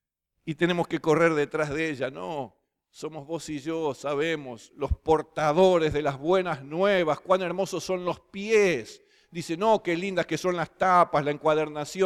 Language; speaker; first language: Spanish; native; Spanish